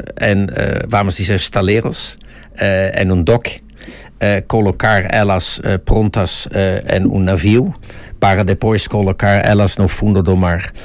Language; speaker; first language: Portuguese; non-native, fluent; Dutch